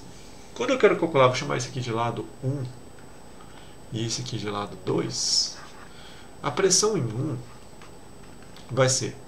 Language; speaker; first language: Portuguese; native; Portuguese